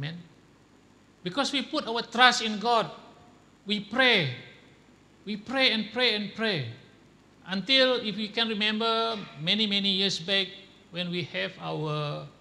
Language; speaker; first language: English; non-native, local second language; Malay